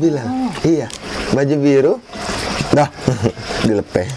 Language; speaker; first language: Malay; non-native, local second language; Sundanese